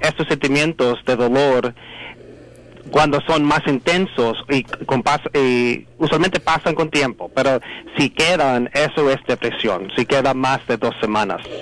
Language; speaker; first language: Spanish; non-native, learner; English